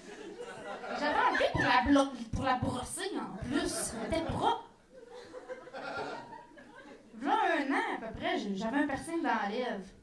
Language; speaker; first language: French; native; French